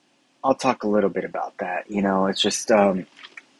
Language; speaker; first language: English; native; English